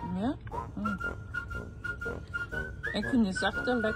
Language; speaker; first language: Dutch; early bilingual, heritage; English